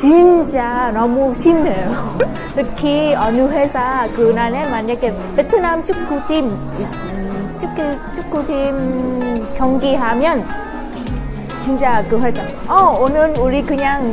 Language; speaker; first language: Korean; non-native, learner; Vietnamese